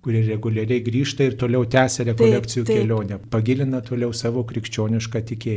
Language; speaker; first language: Lithuanian; native; Lithuanian